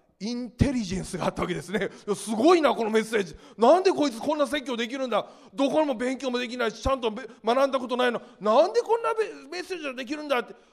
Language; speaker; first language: Japanese; native; Japanese